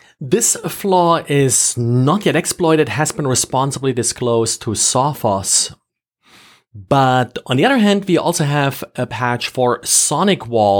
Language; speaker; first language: English; non-native, fluent; German